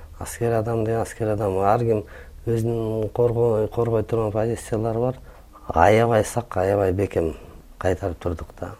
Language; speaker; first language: Kyrgyz; native; Kyrgyz